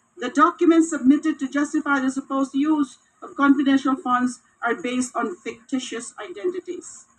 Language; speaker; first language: English; non-native, local second language; Filipino